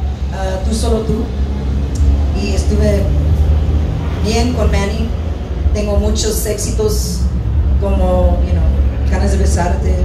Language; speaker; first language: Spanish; early bilingual, heritage; English